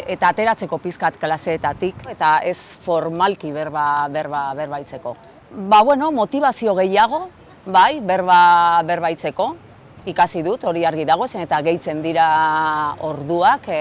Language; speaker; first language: Basque; non-native, local second language; Spanish